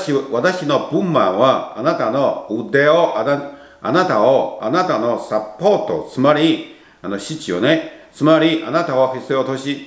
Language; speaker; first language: Japanese; non-native, learner; Chinese